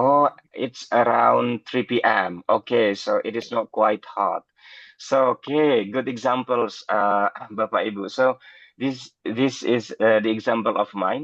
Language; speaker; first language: English; non-native, fluent; Indonesian